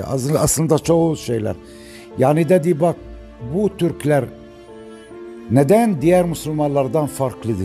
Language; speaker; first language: Turkish; non-native, fluent; Arabic